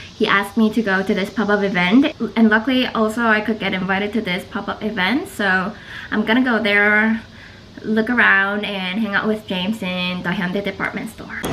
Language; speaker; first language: English; non-native, fluent; Korean